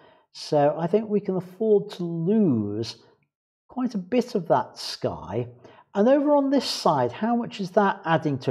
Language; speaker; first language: English; native; English